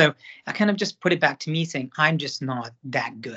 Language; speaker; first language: English; native; English